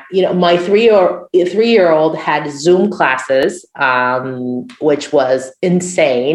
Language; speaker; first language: English; non-native, fluent; Spanish